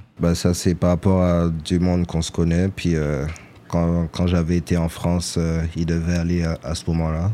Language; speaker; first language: French; native; French